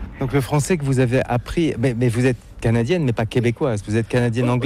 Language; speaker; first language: French; native; French